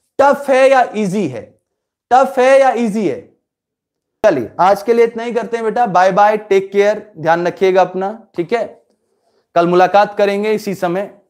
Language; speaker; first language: Hindi; native; Hindi